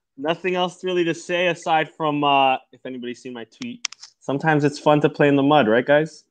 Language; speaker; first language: English; early bilingual, other home language; Portuguese